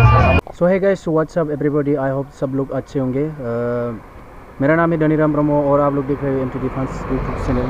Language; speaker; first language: Hindi; non-native, local second language; Bodo